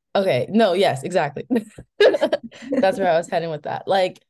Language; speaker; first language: English; native; English